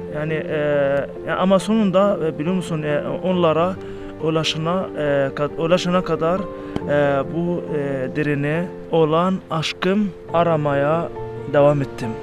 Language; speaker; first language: Turkish; non-native, learner; Arabic